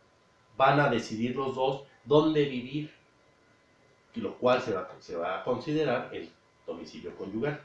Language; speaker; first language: Spanish; native; Spanish